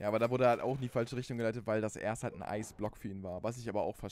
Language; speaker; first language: German; native; German